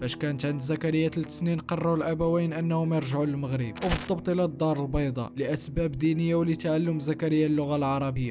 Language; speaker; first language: Arabic; native; Arabic